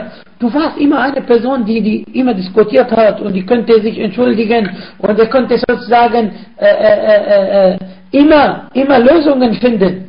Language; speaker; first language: German; non-native, fluent; Arabic